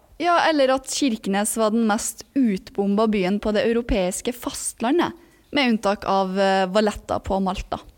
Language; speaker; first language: Norwegian; native; Norwegian